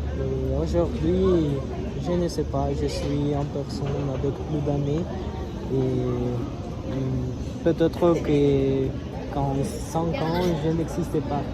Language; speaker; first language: French; non-native, learner; Spanish